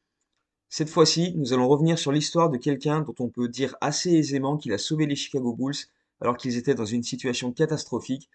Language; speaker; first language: French; native; French